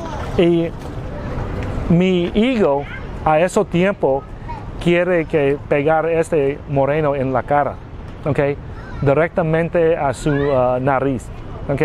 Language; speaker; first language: Spanish; non-native, learner; Vietnamese